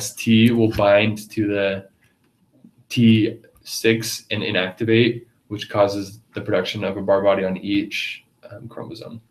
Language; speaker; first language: English; native; English